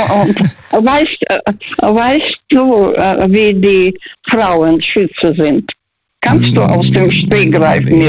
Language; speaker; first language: German; early bilingual, heritage; Russian